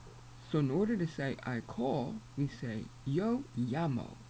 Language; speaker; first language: Spanish; non-native, fluent; English